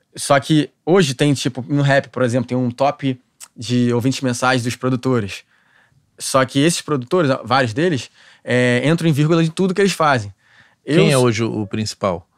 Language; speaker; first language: Portuguese; native; Portuguese